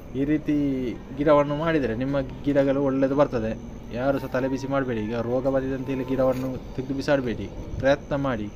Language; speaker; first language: Kannada; non-native, local second language; Tulu